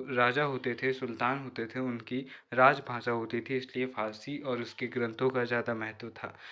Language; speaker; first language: Hindi; native; Hindi